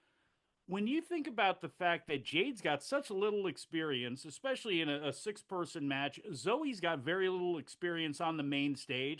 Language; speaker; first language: English; native; English